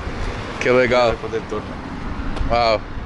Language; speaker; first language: Portuguese; non-native, learner; English